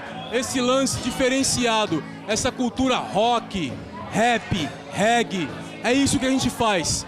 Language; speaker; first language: Portuguese; native; Portuguese